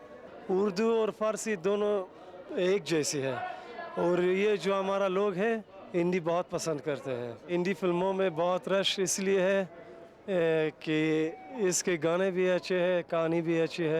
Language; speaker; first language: Hindi; non-native, learner; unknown